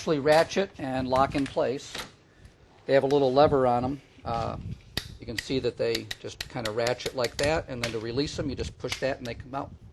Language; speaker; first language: English; native; English